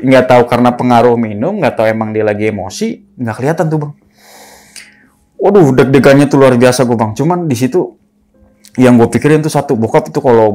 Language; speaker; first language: Indonesian; native; Indonesian